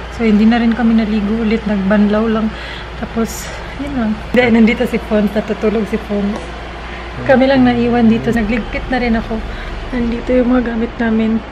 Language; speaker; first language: Filipino; non-native, local second language; Cebuano